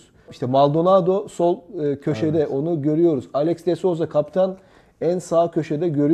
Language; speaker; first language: Turkish; native; Turkish